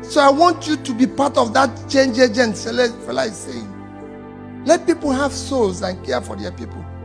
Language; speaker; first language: English; non-native, local second language; Igbo